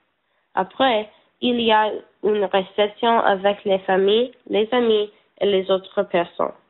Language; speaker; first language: French; non-native, learner; English